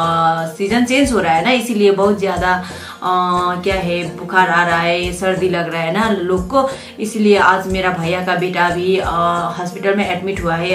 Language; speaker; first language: Hindi; non-native, local second language; Nepali